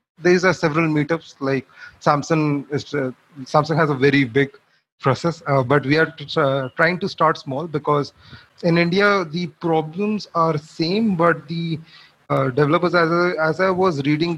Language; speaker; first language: English; non-native, local second language; Hindi